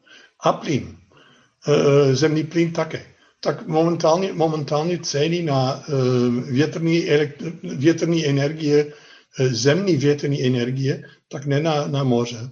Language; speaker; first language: Czech; non-native, fluent; Dutch